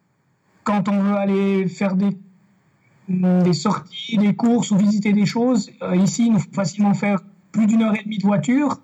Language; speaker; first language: French; native; French